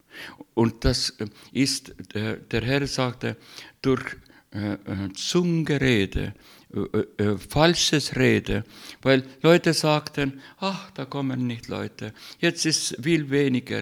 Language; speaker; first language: German; non-native, learner; Estonian